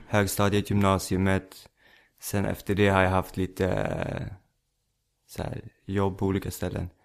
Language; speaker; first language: Swedish; early bilingual, other home language; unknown